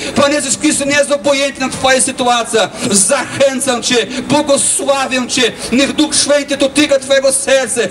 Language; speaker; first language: Polish; non-native, learner; Portuguese